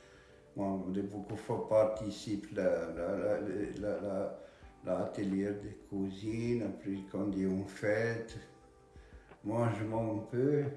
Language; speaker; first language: French; non-native, learner; Romanian